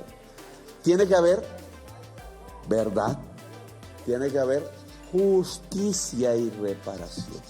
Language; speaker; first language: Spanish; native; Spanish